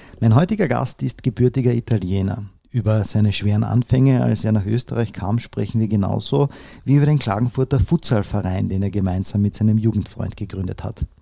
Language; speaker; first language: German; native; German